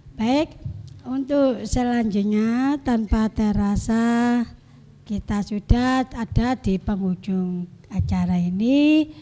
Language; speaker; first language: Indonesian; native; Indonesian